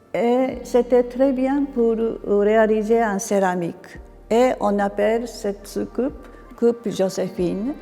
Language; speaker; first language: French; non-native, fluent; Japanese